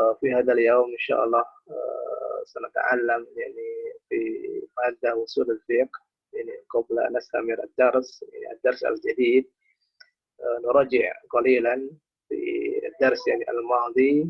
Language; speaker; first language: Arabic; non-native, fluent; Indonesian